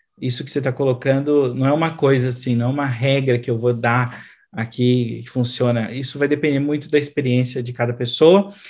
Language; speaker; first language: Portuguese; native; Portuguese